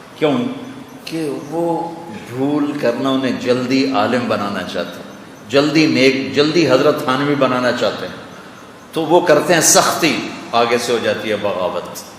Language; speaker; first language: Urdu; non-native, local second language; Punjabi